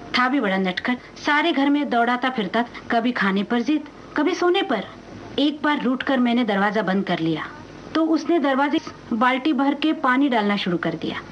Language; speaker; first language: Hindi; non-native, local second language; Marathi